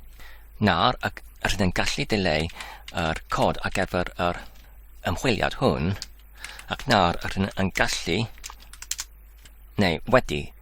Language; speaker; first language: Welsh; non-native, learner; Polish